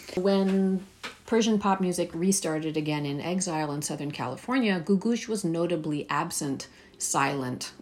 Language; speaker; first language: English; early bilingual, heritage; Persian